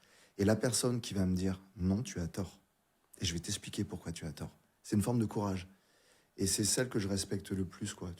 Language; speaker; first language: French; native; French